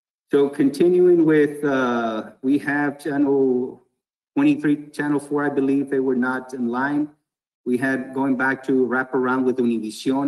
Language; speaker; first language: English; early bilingual, other home language; Spanish